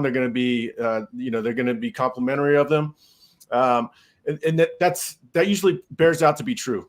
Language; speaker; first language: English; native; English